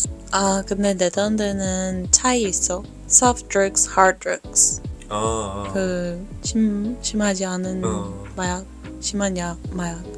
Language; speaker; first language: Korean; non-native, learner; Dutch